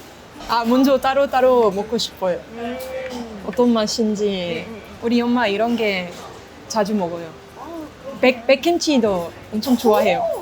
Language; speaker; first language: Korean; non-native, learner; Dutch